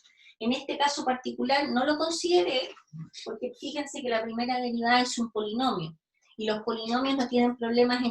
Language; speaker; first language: Spanish; native; Spanish